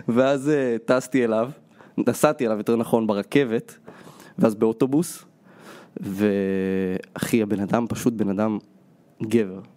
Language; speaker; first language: Hebrew; early bilingual, other home language; Russian